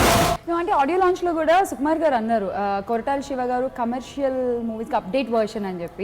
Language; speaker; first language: Telugu; native; Telugu